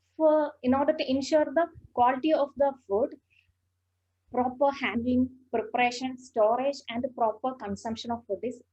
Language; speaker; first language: English; non-native, local second language; Malayalam